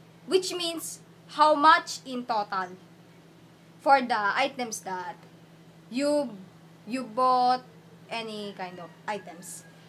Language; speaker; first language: English; non-native, local second language; Filipino